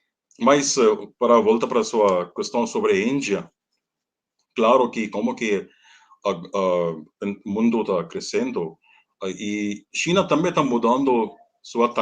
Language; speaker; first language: Portuguese; non-native, learner; Hindi